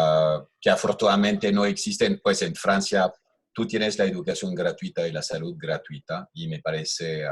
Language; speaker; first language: Spanish; non-native, fluent; French